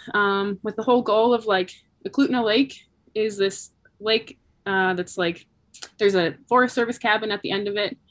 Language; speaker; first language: English; native; English